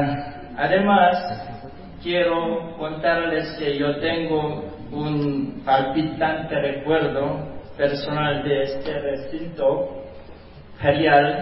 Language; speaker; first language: Spanish; non-native, fluent; Korean